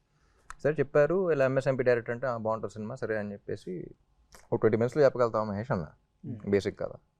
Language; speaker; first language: Telugu; native; Telugu